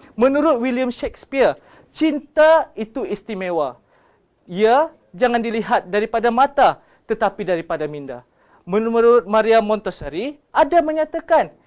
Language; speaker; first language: Malay; native; Malay